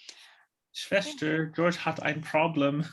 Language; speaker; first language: German; non-native, learner; English